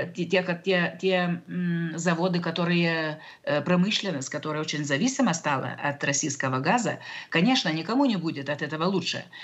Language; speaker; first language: Russian; non-native, local second language; Lithuanian